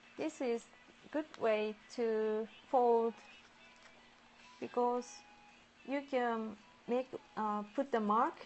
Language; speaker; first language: English; non-native, learner; Japanese